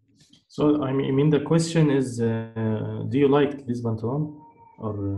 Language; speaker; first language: English; non-native, learner; Arabic